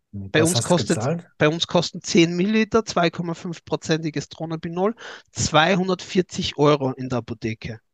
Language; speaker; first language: German; native; German